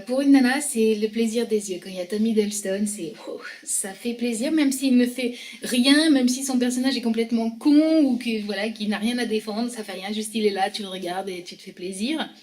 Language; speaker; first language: French; native; French